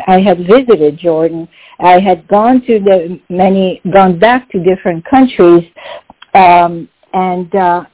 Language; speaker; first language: English; non-native, fluent; French